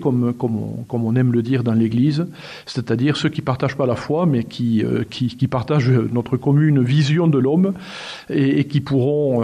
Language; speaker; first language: French; native; French